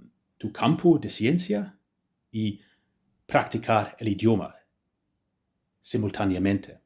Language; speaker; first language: Spanish; non-native, fluent; English